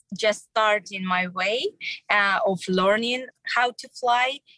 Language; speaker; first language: English; non-native, learner; Russian